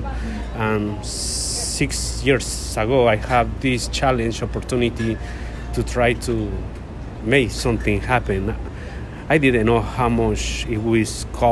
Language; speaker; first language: English; non-native, learner; Spanish